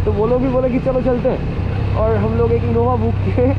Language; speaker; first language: Hindi; non-native, local second language; Bangla